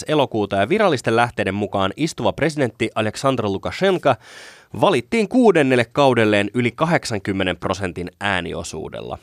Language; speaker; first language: Finnish; native; Finnish